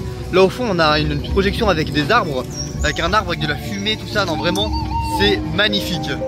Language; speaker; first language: French; native; French